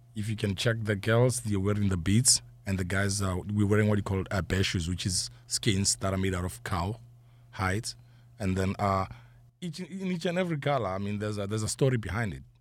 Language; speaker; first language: English; non-native, local second language; Zulu